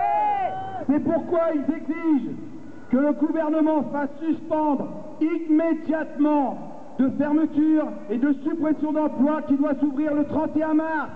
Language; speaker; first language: French; native; French